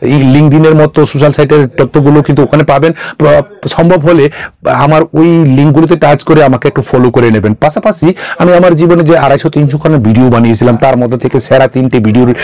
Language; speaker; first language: Bangla; non-native, local second language; Kok Borok